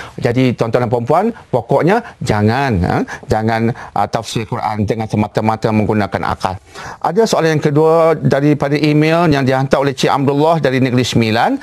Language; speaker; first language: Malay; native; Malay